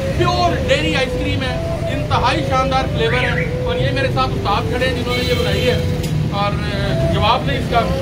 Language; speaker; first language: Urdu; native; Urdu